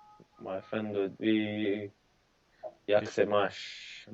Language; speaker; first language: Czech; non-native, learner; English